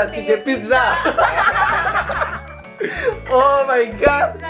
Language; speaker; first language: Russian; non-native, learner; Indonesian